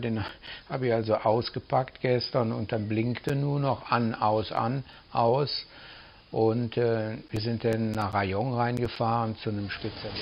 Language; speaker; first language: German; native; German